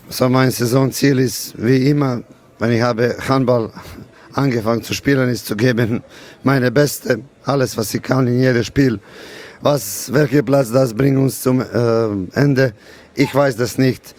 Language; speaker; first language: German; non-native, learner; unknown